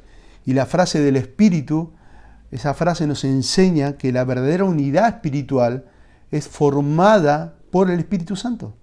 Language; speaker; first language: Spanish; native; Spanish